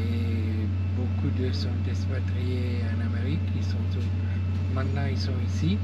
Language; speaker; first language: French; non-native, fluent; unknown